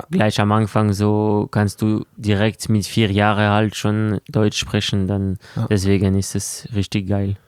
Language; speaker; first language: German; non-native, local second language; French